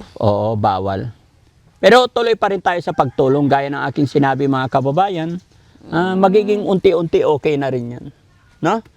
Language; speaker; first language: Filipino; native; Filipino